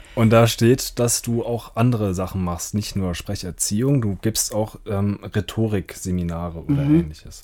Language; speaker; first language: German; native; German